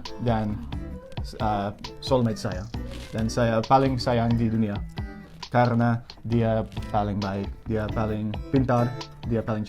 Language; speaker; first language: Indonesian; non-native, learner; English